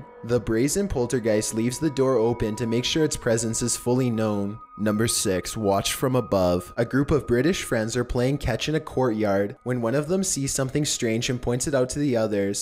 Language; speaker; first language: English; native; English